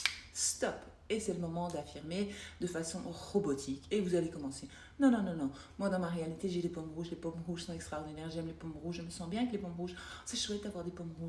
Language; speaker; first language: French; native; French